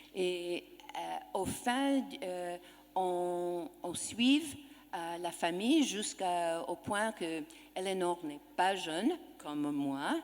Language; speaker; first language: French; non-native, learner; English